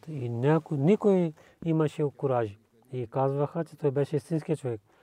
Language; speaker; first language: Bulgarian; non-native, learner; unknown